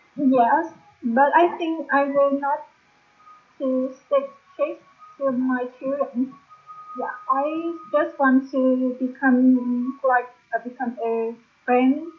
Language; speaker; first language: English; non-native, learner; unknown